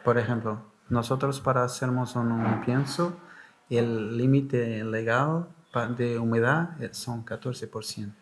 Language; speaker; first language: Spanish; non-native, learner; Portuguese